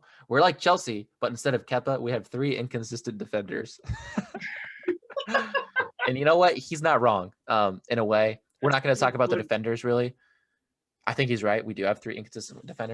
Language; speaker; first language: English; native; English